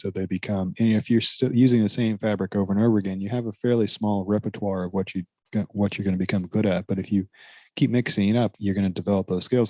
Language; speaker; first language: English; native; English